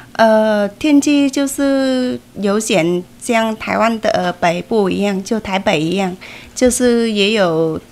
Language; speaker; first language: Chinese; non-native, fluent; Vietnamese